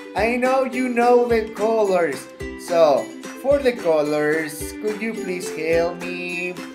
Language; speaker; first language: English; non-native, fluent; Spanish